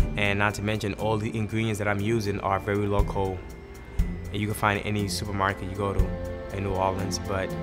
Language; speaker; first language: English; non-native, fluent; Wolof